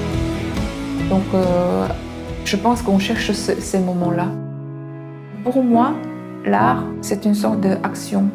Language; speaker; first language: French; non-native, fluent; Korean